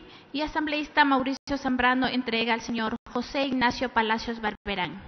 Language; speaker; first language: Spanish; native; Spanish